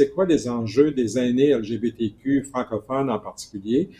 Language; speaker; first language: French; native; French